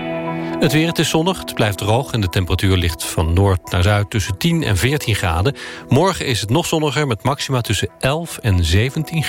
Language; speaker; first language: Dutch; native; Dutch